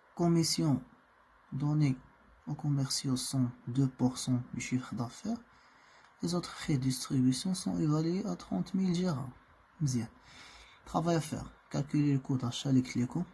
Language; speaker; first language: French; non-native, local second language; Arabic